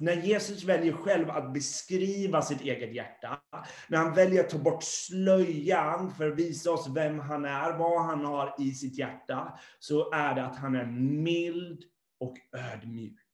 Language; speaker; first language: Swedish; non-native, fluent; English